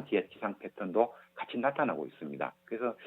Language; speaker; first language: Korean; native; Korean